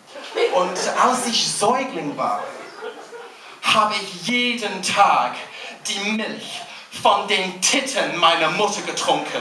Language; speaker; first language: German; non-native, learner; English